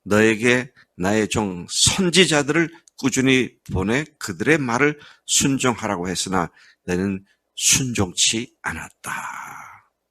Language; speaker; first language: Korean; native; Korean